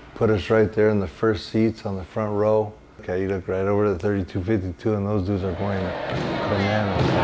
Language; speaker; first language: English; native; English